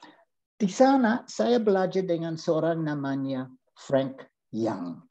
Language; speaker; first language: Indonesian; non-native, fluent; English